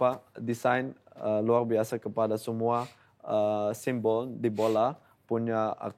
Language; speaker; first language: Indonesian; non-native, fluent; Dutch